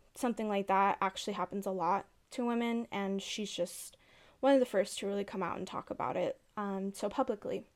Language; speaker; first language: English; native; English